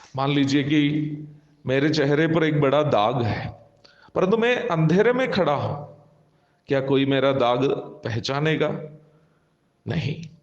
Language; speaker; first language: Hindi; non-native, local second language; Malayalam